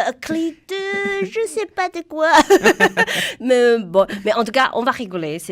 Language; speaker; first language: French; non-native, fluent; Chinese